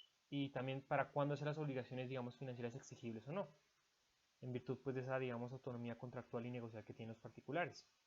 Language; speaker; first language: Spanish; native; Spanish